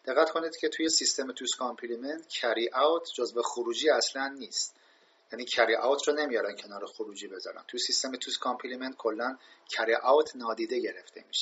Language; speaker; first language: Persian; native; Persian